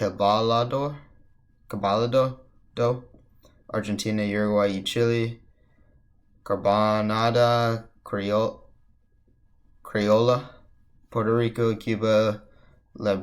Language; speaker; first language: Spanish; non-native, learner; English